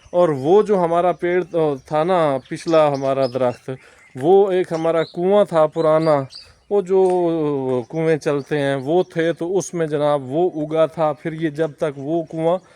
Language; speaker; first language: Urdu; non-native, local second language; Punjabi